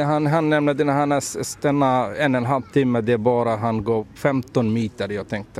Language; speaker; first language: Swedish; non-native, learner; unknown